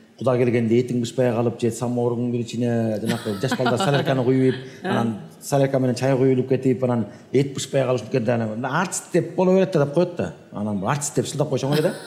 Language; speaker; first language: Kyrgyz; native; Kyrgyz